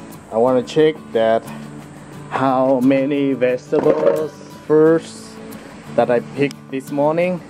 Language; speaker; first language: English; non-native, fluent; Vietnamese